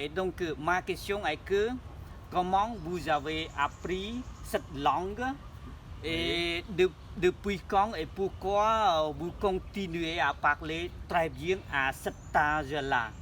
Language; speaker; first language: French; non-native, fluent; Khmer